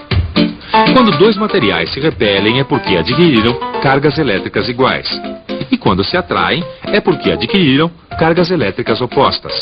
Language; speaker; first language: Portuguese; native; Portuguese